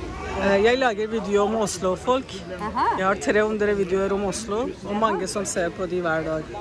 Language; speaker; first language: Norwegian; non-native, learner; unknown